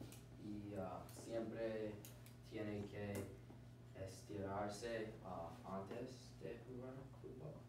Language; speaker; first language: Spanish; non-native, learner; English